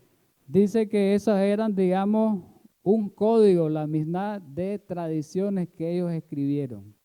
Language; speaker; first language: Spanish; native; Spanish